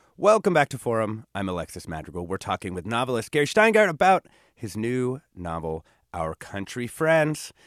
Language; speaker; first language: English; native; English